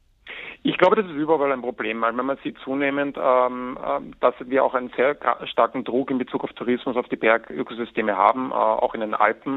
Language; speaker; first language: German; native; German